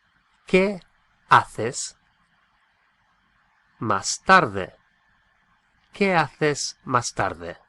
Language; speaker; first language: Spanish; non-native, fluent; English